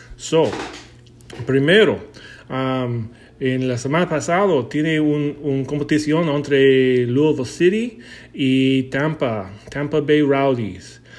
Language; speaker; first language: Spanish; non-native, learner; English